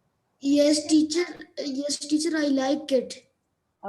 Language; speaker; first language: English; non-native, learner; Urdu